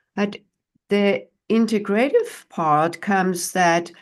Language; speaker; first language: English; non-native, fluent; German